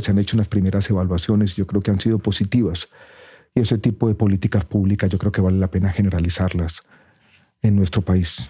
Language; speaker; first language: Spanish; native; Spanish